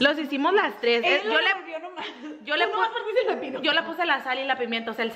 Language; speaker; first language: Spanish; native; Spanish